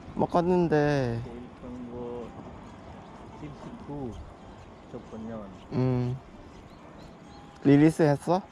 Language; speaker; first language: Korean; non-native, learner; Thai